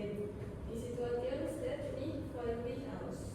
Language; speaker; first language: German; non-native, learner; Indonesian